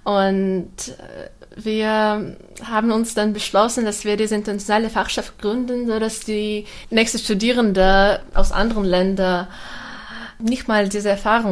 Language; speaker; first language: German; non-native, fluent; Russian